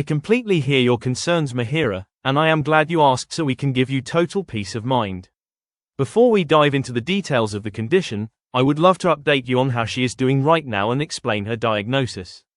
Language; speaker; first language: English; non-native, fluent; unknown